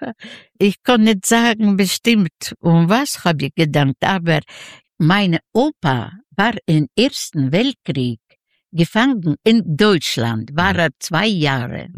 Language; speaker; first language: German; non-native, learner; Yiddish